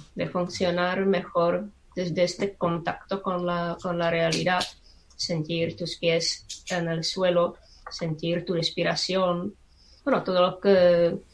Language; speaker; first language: Spanish; non-native, fluent; Czech